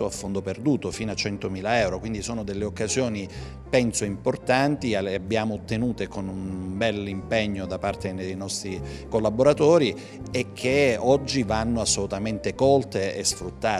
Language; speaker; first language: Italian; native; Italian